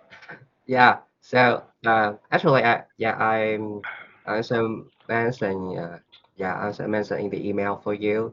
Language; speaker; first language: English; non-native, learner; Vietnamese